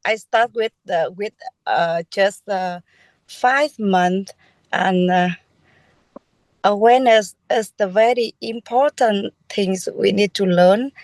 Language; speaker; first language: English; non-native, learner; Vietnamese